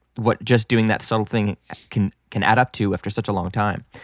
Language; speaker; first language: English; non-native, local second language; French